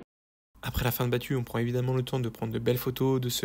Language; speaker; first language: French; native; French